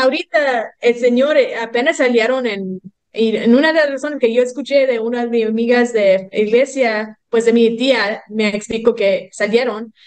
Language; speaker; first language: Spanish; early bilingual, heritage; English